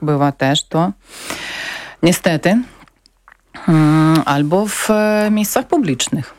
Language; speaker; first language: Polish; non-native, fluent; Ukrainian